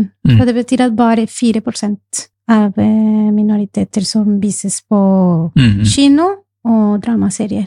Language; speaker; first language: Norwegian; non-native, fluent; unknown